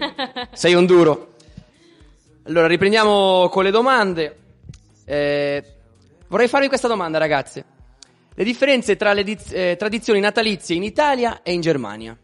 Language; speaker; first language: Italian; native; Italian